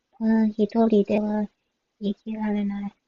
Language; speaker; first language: Japanese; non-native, learner; English